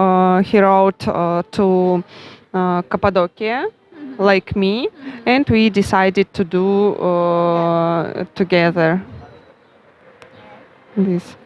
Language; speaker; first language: English; non-native, learner; Russian